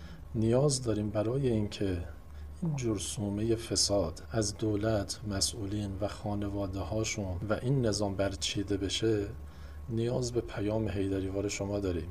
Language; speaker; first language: Persian; native; Persian